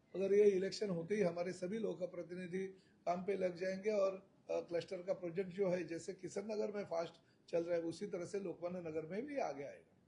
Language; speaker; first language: Hindi; non-native, local second language; Marathi